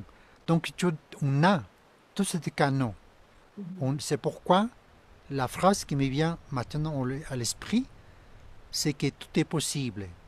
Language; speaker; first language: French; non-native, fluent; Spanish